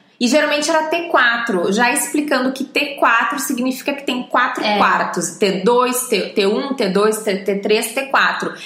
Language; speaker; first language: Portuguese; native; Portuguese